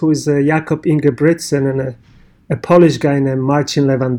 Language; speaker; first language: English; non-native, fluent; Polish